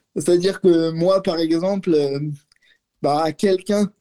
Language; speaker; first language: French; native; French